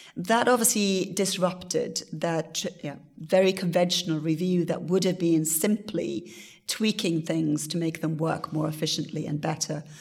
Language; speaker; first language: English; native; English